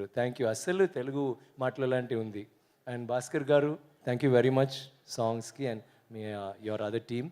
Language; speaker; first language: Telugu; non-native, learner; Tamil